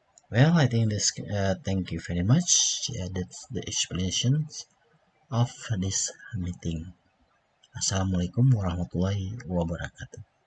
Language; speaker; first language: English; non-native, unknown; Indonesian